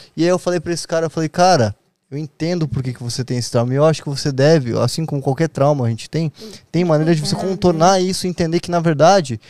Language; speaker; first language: Portuguese; native; Portuguese